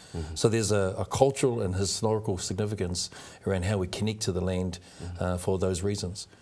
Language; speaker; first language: English; native; English